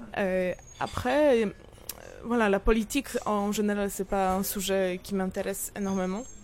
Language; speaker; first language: French; non-native, fluent; Polish